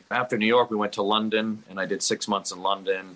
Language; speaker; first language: English; native; English